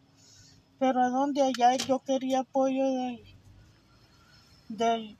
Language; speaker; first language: Spanish; native; Spanish